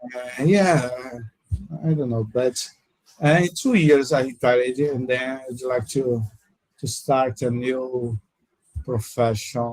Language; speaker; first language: English; non-native, learner; Portuguese